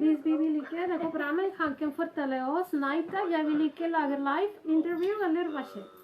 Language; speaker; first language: Norwegian; non-native, learner; Spanish